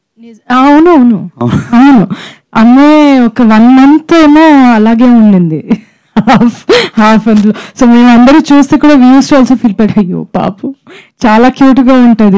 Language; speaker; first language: Telugu; non-native, fluent; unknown